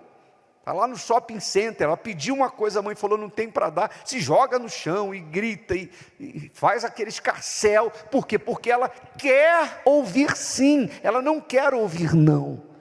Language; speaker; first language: Portuguese; native; Portuguese